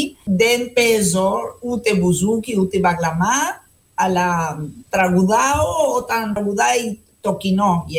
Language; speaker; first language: Greek; non-native, fluent; Spanish